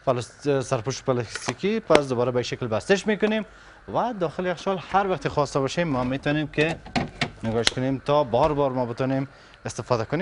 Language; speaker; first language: Persian; native; Persian